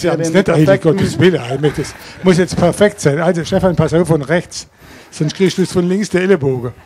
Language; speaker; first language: German; native; German